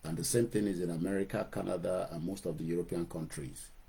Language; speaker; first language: English; non-native, local second language; Yoruba